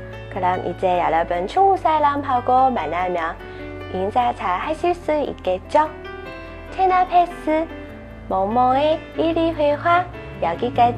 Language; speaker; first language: Korean; non-native, fluent; Chinese